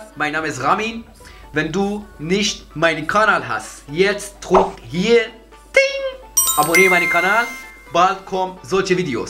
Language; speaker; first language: German; non-native, learner; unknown